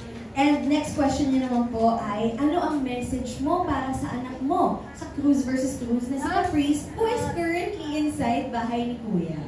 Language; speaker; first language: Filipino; native; Filipino